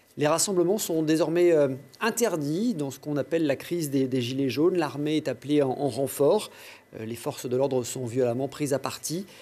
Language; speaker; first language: French; native; French